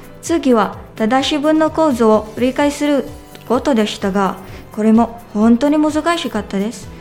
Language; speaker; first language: Japanese; non-native, learner; Filipino